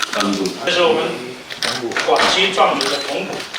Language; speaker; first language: Chinese; native; Chinese